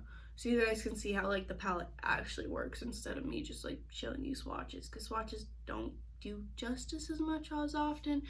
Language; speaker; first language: English; native; English